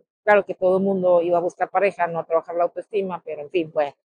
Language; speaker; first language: Spanish; native; Spanish